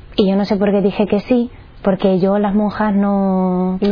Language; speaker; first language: Spanish; native; Spanish